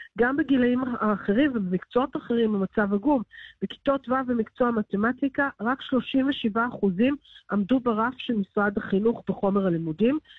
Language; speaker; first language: Hebrew; native; Hebrew